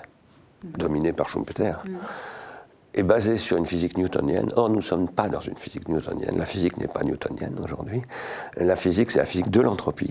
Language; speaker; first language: French; native; French